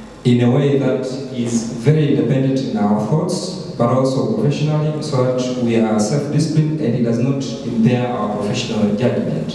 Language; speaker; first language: English; non-native, local second language; Swahili